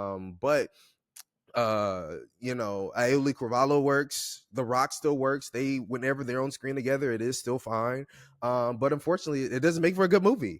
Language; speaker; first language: English; native; English